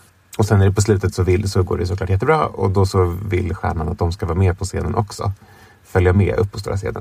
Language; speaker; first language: Swedish; native; Swedish